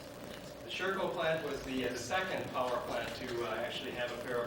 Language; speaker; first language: English; native; English